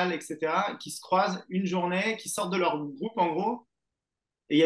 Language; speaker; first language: French; native; French